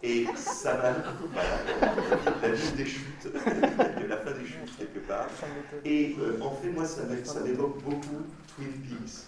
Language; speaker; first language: French; native; French